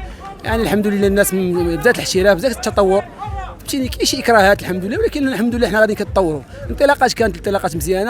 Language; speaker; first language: Arabic; native; Arabic